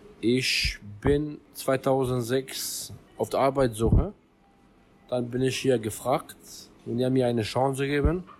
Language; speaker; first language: German; non-native, learner; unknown